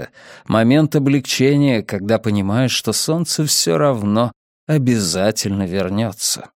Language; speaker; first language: Russian; native; Russian